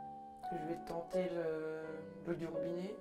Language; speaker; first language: French; native; French